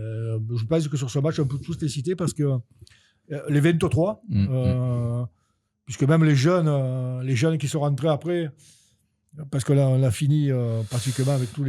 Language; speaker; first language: French; native; French